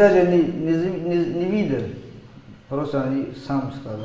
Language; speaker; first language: Russian; non-native, local second language; Tajik